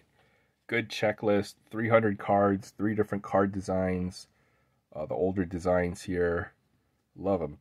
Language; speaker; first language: English; native; English